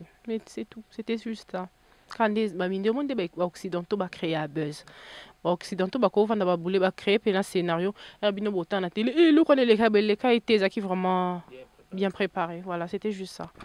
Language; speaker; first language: French; non-native, local second language; Lingala